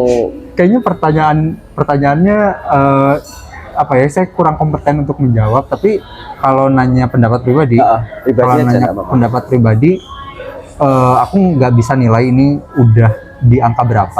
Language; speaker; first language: Indonesian; native; Indonesian